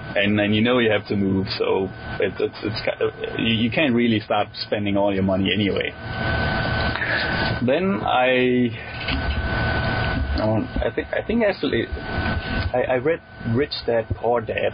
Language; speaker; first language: English; non-native, fluent; Danish